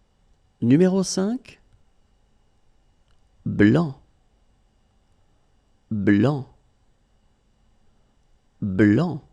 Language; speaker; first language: French; native; French